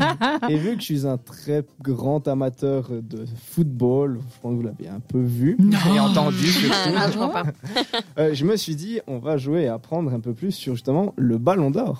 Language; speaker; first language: French; native; French